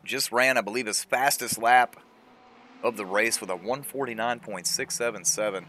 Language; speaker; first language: English; native; English